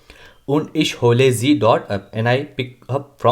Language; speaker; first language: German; non-native, learner; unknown